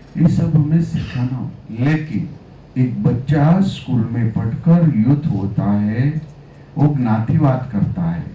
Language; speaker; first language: Hindi; non-native, local second language; Gujarati